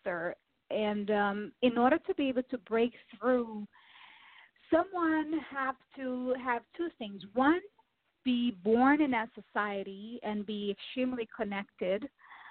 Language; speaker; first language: English; non-native, fluent; Portuguese